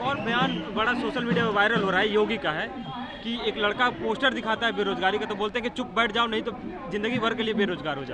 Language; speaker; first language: Hindi; native; Hindi